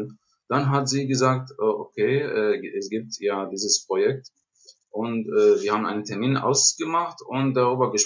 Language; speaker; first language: German; non-native, learner; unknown